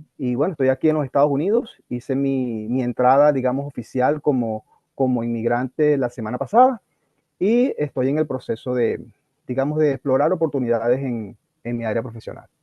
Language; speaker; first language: Spanish; native; Spanish